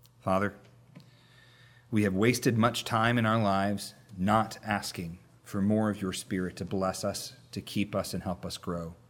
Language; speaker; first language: English; native; English